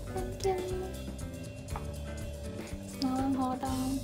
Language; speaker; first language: English; non-native, learner; Ukrainian